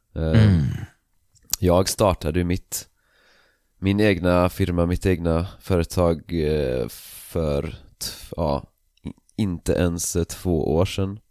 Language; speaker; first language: Swedish; native; Swedish